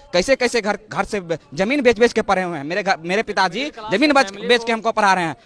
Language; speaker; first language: Hindi; native; Hindi